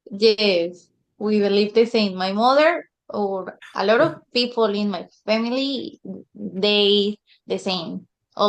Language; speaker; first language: English; non-native, learner; Spanish